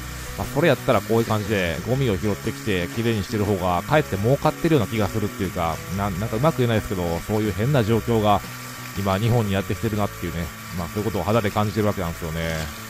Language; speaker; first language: Japanese; native; Japanese